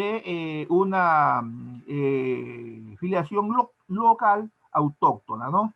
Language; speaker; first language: Spanish; native; Spanish